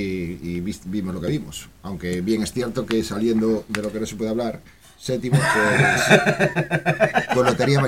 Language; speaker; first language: Spanish; native; Spanish